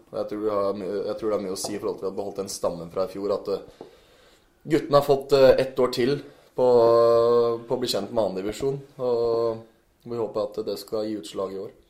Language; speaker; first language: Norwegian; native; Norwegian